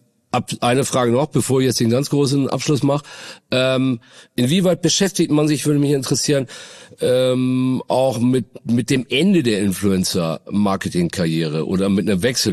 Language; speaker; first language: German; native; German